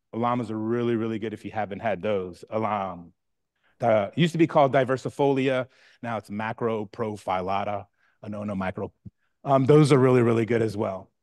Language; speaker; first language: English; native; English